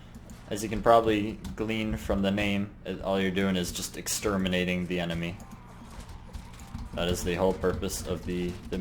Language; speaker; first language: English; native; English